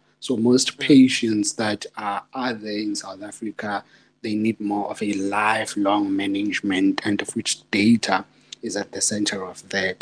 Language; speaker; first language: English; non-native, local second language; Zulu